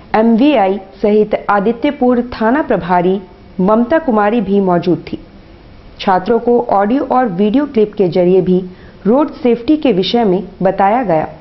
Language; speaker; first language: Hindi; native; Hindi